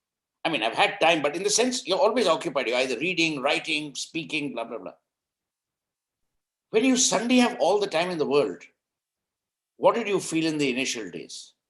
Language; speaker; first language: English; non-native, local second language; Hindi